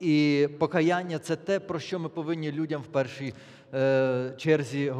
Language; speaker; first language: Polish; non-native, learner; Ukrainian